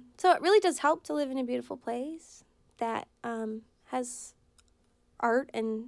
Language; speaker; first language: English; native; English